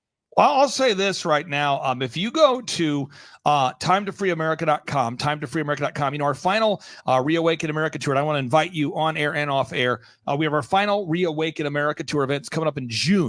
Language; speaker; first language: English; native; English